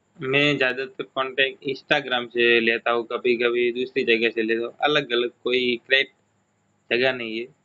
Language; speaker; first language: Hindi; non-native, local second language; Gujarati